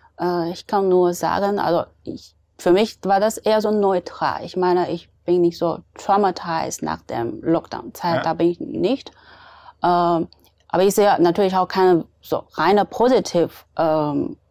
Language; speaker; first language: German; non-native, fluent; Chinese